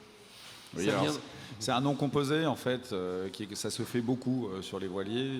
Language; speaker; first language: French; native; French